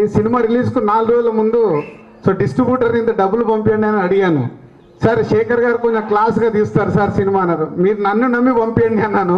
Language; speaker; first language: Telugu; native; Telugu